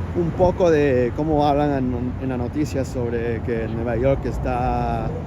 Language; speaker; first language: Spanish; early bilingual, heritage; Spanish